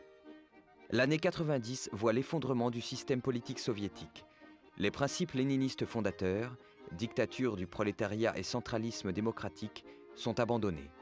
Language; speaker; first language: French; native; French